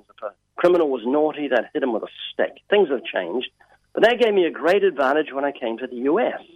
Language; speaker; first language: English; native; English